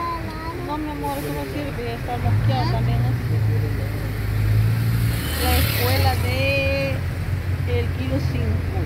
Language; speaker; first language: Spanish; native; Spanish